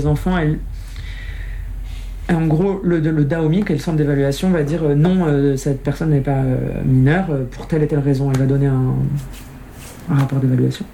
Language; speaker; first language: French; native; French